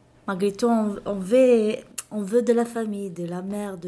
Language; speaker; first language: French; non-native, learner; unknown